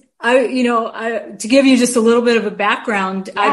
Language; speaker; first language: English; native; English